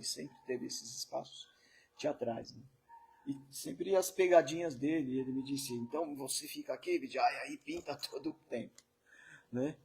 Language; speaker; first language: Portuguese; native; Portuguese